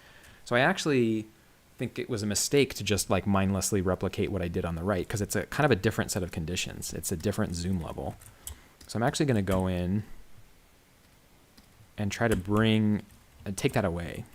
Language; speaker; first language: English; native; English